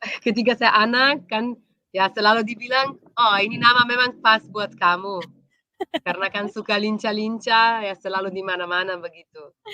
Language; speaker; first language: Indonesian; non-native, fluent; Slovenian